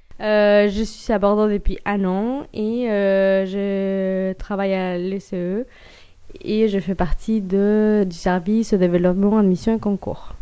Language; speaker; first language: French; non-native, fluent; Spanish